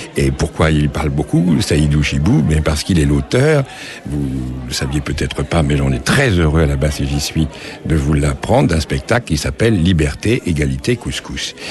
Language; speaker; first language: French; native; French